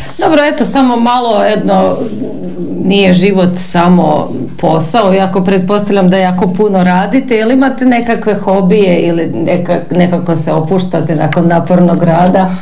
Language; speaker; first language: Croatian; native; Croatian